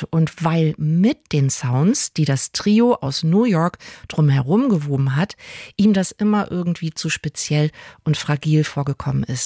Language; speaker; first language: German; native; German